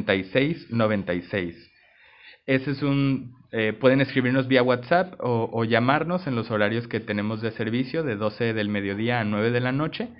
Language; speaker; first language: Spanish; native; Spanish